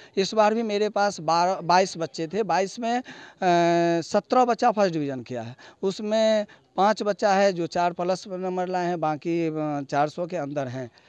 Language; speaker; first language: Hindi; non-native, local second language; Maithili